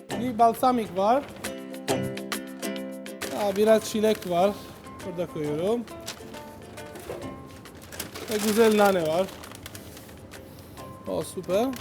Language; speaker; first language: Turkish; non-native, learner; Italian